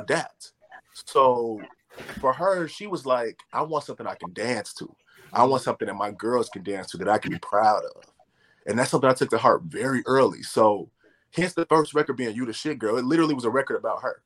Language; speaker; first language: English; native; English